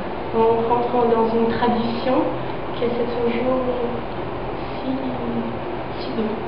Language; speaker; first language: French; non-native, fluent; Portuguese